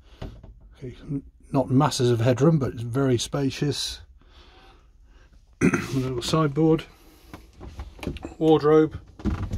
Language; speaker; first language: English; native; English